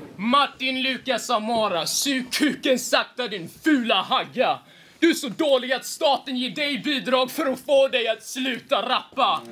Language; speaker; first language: Swedish; native; Swedish